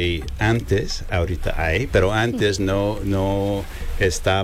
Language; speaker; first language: Spanish; non-native, learner; English